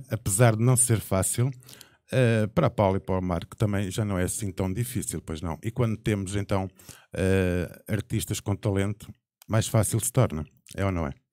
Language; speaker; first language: Portuguese; native; Portuguese